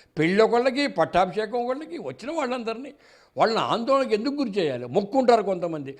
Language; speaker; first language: Telugu; native; Telugu